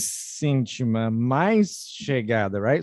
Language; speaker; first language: Portuguese; non-native, fluent; English